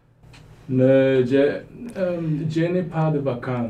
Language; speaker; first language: French; non-native, learner; Spanish